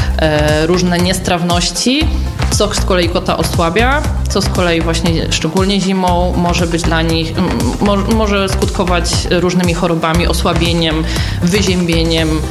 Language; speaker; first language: Polish; native; Polish